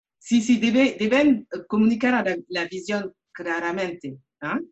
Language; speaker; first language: Spanish; non-native, learner; French